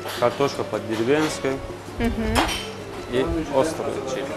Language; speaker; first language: Russian; non-native, learner; Turkish